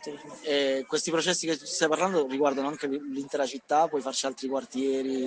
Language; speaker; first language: Italian; native; Italian